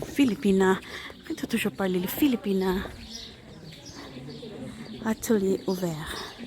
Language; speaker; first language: French; non-native, fluent; Filipino